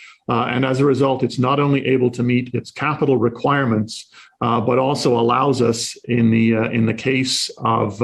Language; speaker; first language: English; native; English